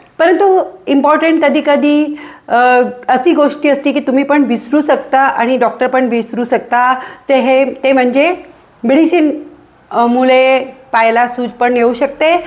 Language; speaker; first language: Marathi; non-native, local second language; Hindi